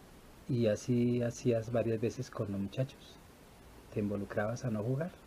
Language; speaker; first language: Spanish; native; Spanish